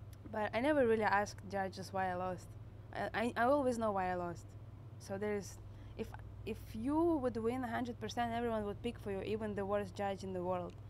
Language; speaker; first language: English; non-native, fluent; Russian